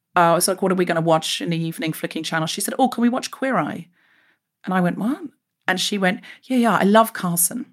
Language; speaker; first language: English; native; English